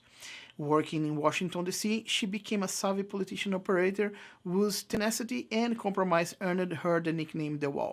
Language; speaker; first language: English; non-native, fluent; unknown